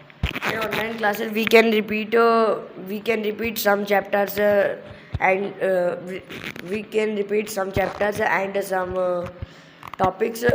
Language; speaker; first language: English; non-native, learner; Hindi